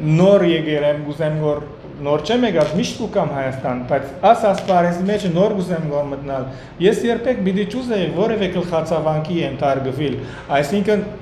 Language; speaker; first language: Armenian; early bilingual, heritage; Armenian